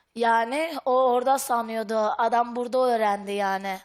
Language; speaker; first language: Turkish; native; Turkish